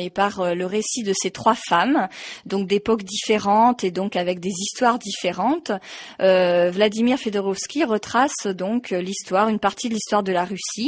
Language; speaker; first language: French; native; French